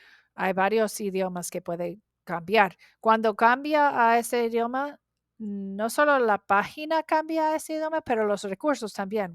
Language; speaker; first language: Spanish; non-native, learner; English